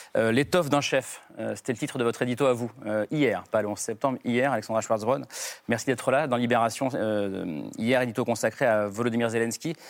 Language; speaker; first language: French; native; French